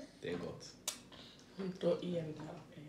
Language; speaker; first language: Swedish; non-native, fluent; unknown